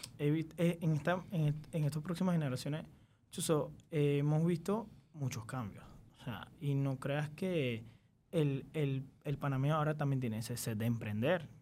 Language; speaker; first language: Spanish; early bilingual, other home language; Chinese